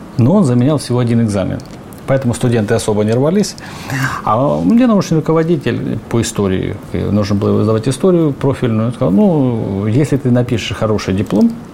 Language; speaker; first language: Russian; native; Russian